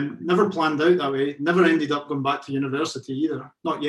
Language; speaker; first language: English; native; English